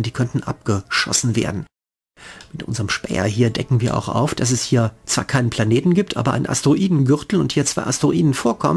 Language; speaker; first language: German; native; German